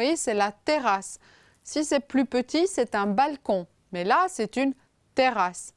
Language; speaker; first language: French; non-native, fluent; Romanian